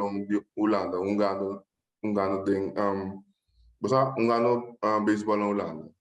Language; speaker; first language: Spanish; non-native, local second language; Papiamento